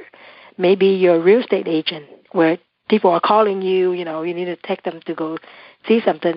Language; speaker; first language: English; non-native, fluent; Vietnamese